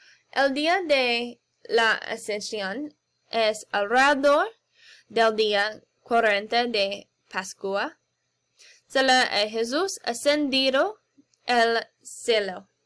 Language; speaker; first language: Spanish; non-native, learner; English